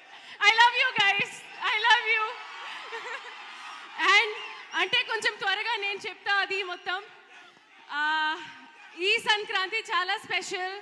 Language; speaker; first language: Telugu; non-native, learner; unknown